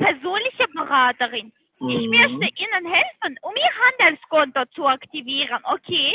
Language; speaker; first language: German; non-native, learner; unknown